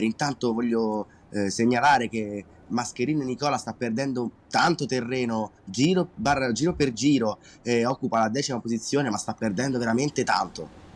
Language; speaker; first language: Italian; native; Italian